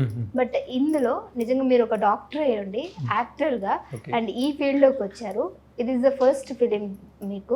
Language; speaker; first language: Telugu; native; Telugu